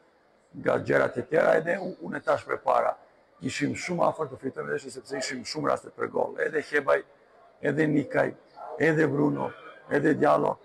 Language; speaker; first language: Albanian; non-native, learner; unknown